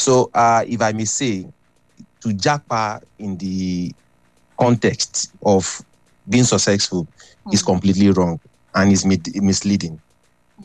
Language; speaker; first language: English; non-native, local second language; Yoruba